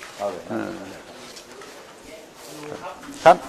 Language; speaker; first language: Thai; native; Thai